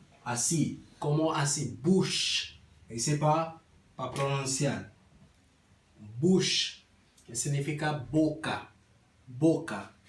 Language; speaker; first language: Spanish; non-native, learner; Haitian Creole